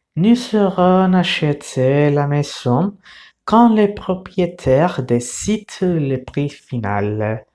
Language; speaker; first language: French; non-native, fluent; Spanish